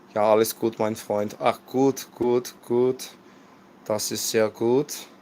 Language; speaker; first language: German; non-native, learner; English